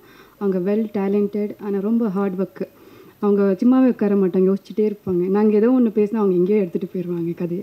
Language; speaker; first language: Tamil; non-native, fluent; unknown